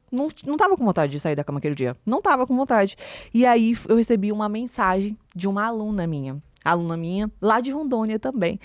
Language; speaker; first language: Portuguese; native; Portuguese